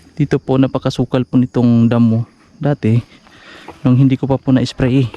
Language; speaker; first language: Filipino; non-native, local second language; Cebuano